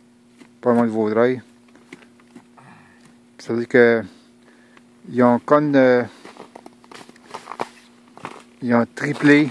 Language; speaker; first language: French; native; French